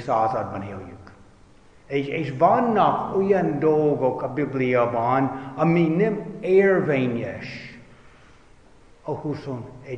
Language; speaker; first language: Hungarian; non-native, fluent; English